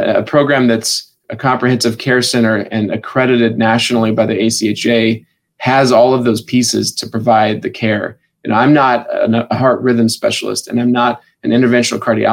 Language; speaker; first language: English; native; English